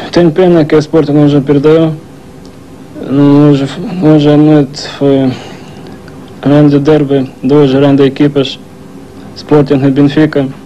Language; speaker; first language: Portuguese; non-native, learner; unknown